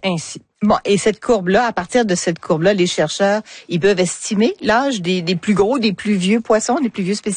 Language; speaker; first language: French; native; French